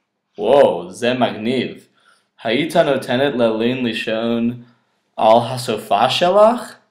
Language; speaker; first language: Hebrew; non-native, learner; English